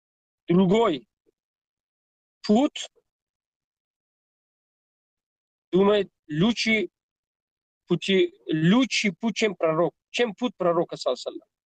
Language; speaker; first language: Russian; non-native, learner; Tajik